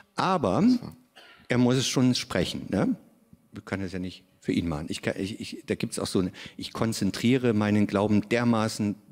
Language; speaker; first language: German; native; German